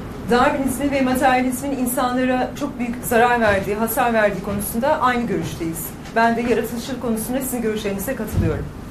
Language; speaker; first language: Turkish; native; Turkish